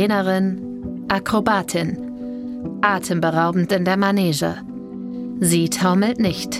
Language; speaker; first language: German; native; German